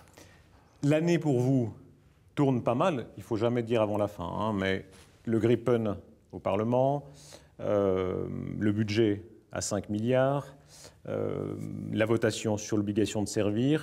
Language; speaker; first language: French; native; French